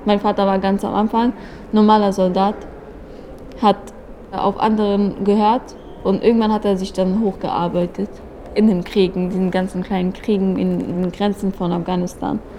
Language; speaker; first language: German; early bilingual, other home language; Persian